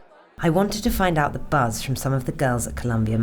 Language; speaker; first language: English; native; English